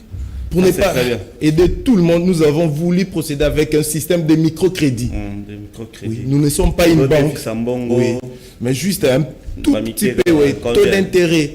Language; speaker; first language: French; non-native, local second language; Lingala